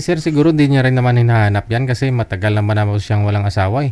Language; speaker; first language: Filipino; non-native, local second language; Cebuano